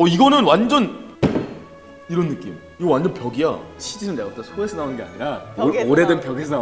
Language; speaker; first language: Korean; native; Korean